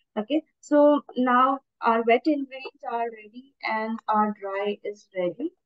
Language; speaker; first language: English; non-native, local second language; Tamil